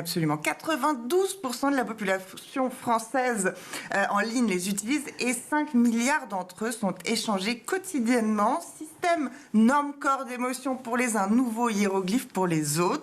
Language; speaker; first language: French; native; French